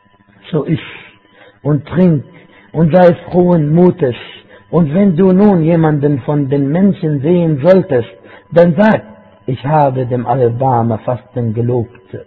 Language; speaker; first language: German; non-native, fluent; Arabic